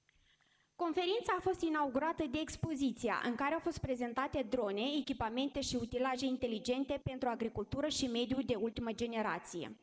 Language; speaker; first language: Romanian; native; Romanian